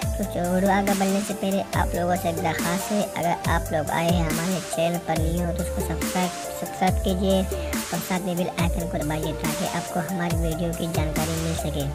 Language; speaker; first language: Urdu; non-native, local second language; Punjabi